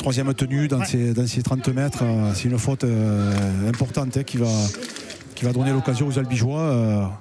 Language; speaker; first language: French; native; French